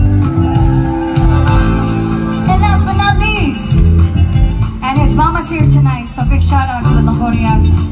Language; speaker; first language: English; early bilingual, other home language; Spanish